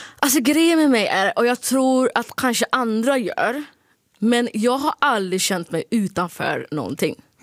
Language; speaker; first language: Swedish; early bilingual, other home language; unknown